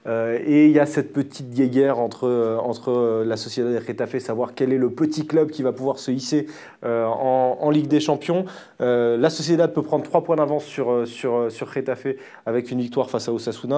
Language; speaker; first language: French; native; French